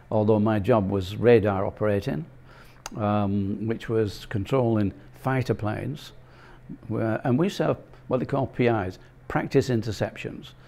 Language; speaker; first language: English; native; English